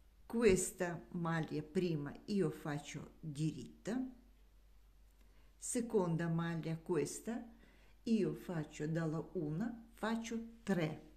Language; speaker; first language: Italian; non-native, learner; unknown